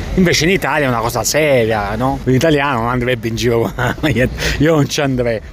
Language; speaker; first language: Italian; native; Italian